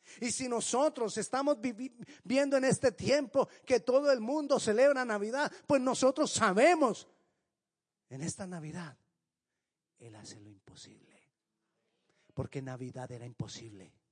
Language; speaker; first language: Spanish; native; Spanish